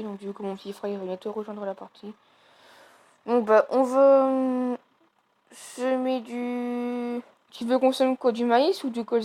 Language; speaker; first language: French; native; French